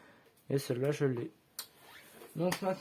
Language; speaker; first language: French; native; French